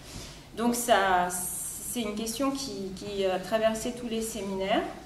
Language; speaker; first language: French; native; French